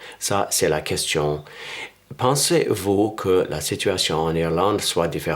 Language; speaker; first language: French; non-native, fluent; English